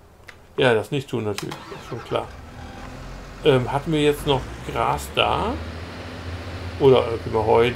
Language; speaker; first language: German; native; German